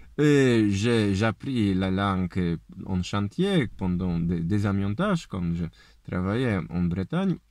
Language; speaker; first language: French; non-native, learner; Polish